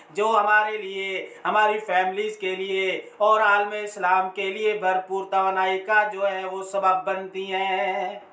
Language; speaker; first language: Urdu; native; Urdu